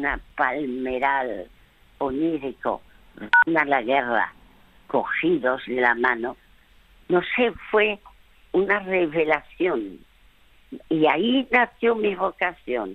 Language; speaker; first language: Spanish; early bilingual, other home language; French